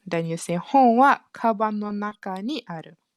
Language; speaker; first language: Japanese; non-native, fluent; Malay